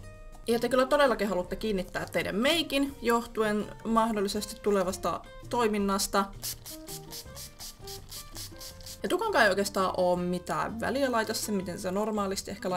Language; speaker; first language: Finnish; native; Finnish